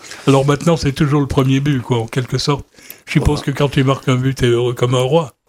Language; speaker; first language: French; native; French